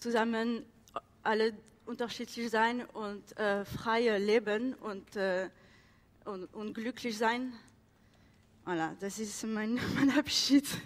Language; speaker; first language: German; non-native, learner; French